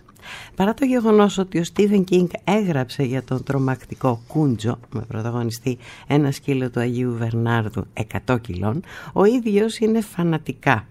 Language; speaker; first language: Greek; native; Greek